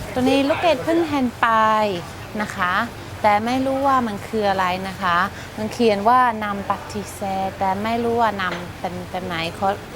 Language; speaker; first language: Thai; non-native, fluent; English